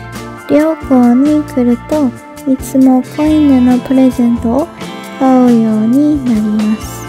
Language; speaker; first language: Japanese; non-native, learner; Korean